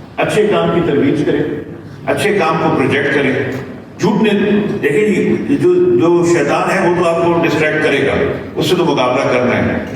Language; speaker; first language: Urdu; non-native, local second language; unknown